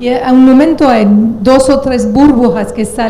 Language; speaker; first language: Spanish; non-native, fluent; French